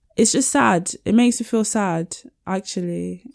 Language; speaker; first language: English; early bilingual, other home language; Yoruba